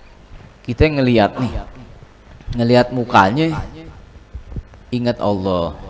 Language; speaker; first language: Indonesian; native; Indonesian